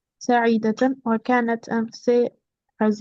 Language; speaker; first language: Arabic; non-native, learner; Albanian